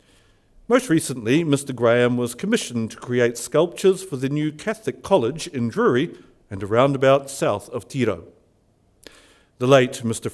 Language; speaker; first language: English; native; English